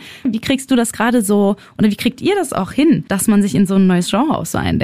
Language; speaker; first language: German; native; German